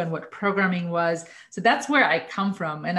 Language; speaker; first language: English; non-native, fluent; Russian